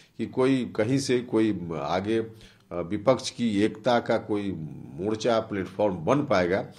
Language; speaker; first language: Hindi; native; Hindi